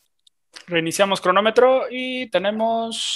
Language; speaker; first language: Spanish; native; Spanish